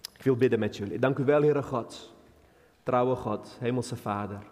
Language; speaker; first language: Dutch; non-native, fluent; Armenian